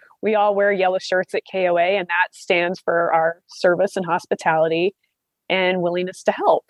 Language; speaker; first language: English; native; English